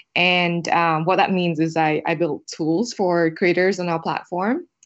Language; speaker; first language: English; non-native, fluent; Vietnamese